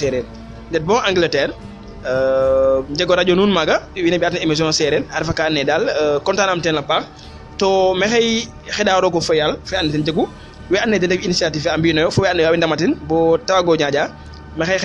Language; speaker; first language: English; non-native, fluent; Serer